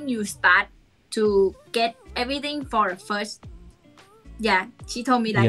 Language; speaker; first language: English; non-native, learner; Thai